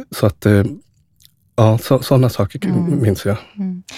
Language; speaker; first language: Swedish; early bilingual, other home language; Spanish